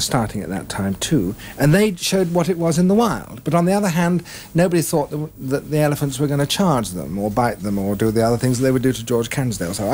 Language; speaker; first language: English; native; English